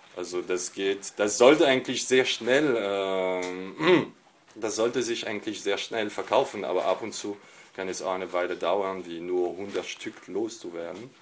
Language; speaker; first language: German; non-native, fluent; French